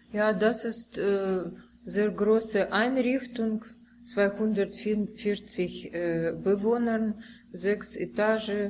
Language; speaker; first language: German; non-native, learner; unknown